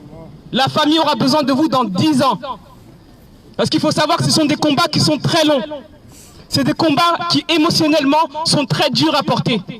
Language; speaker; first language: French; native; French